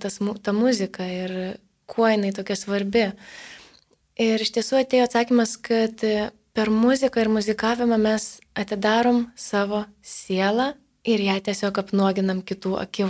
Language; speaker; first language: Lithuanian; native; Lithuanian